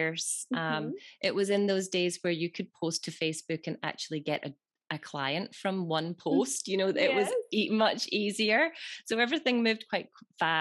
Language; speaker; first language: English; native; English